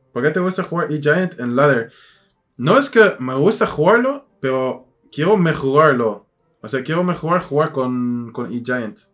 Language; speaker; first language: Spanish; non-native, fluent; Dutch